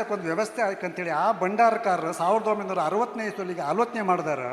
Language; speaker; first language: Kannada; non-native, local second language; Konkani